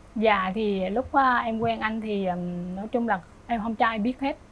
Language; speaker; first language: Vietnamese; native; Vietnamese